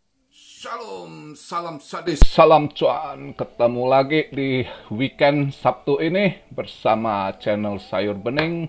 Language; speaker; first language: Indonesian; native; Indonesian